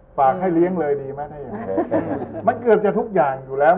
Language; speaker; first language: Thai; native; Thai